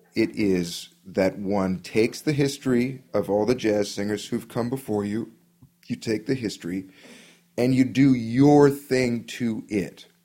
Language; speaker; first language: English; native; English